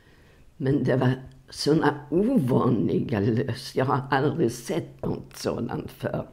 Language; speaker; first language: Swedish; non-native, fluent; Polish